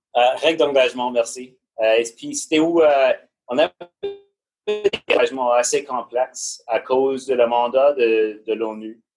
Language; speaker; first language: French; non-native, learner; English